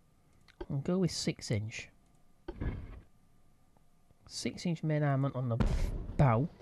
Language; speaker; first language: English; native; English